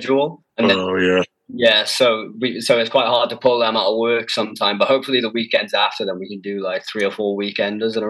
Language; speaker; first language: English; native; English